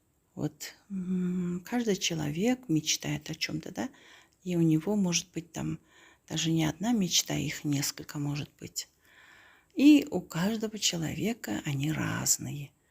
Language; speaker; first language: Russian; non-native, local second language; Kazakh